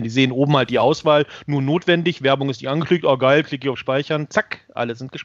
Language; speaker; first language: German; native; German